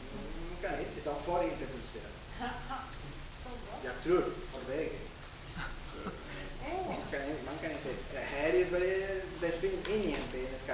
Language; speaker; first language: Swedish; non-native, learner; Spanish